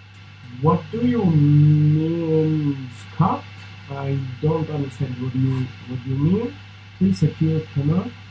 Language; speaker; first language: English; non-native, fluent; Italian